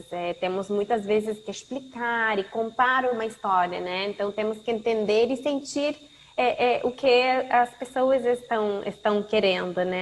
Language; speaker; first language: Portuguese; non-native, fluent; Spanish